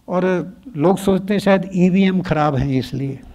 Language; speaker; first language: Hindi; native; Hindi